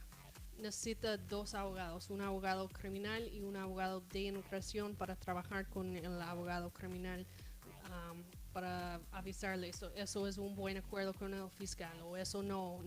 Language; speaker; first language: Spanish; non-native, fluent; English